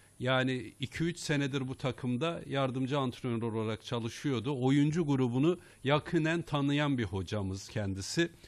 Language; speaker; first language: Turkish; native; Turkish